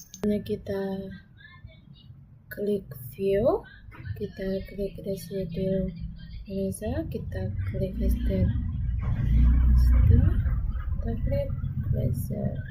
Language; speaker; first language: Indonesian; native; Indonesian